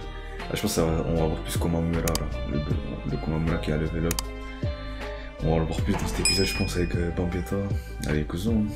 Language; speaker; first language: French; native; French